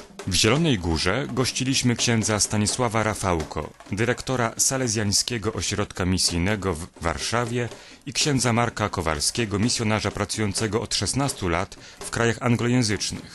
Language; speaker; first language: Polish; native; Polish